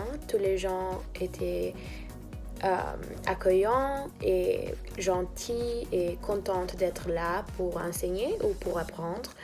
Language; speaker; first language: French; non-native, fluent; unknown